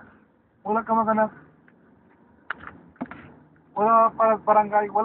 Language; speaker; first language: Filipino; non-native, learner; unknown